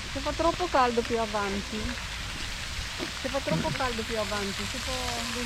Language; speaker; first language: Italian; non-native, learner; Filipino